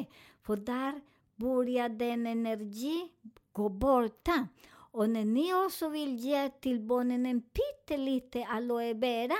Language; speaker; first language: Swedish; non-native, learner; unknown